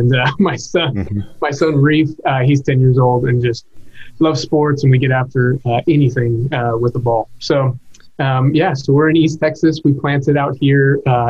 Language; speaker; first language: English; native; English